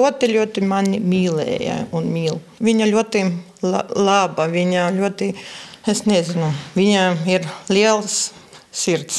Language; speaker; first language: Latvian; non-native, local second language; Russian